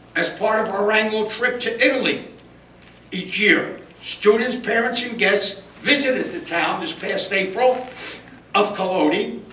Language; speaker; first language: English; early bilingual, other home language; Italian